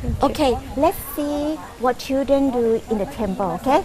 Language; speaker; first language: English; non-native, learner; Thai